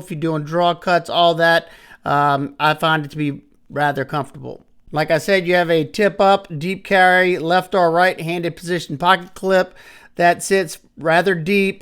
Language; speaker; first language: English; native; English